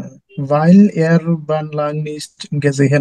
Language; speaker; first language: German; non-native, learner; Bangla